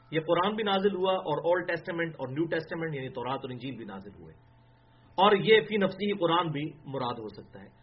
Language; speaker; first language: Urdu; non-native, local second language; Punjabi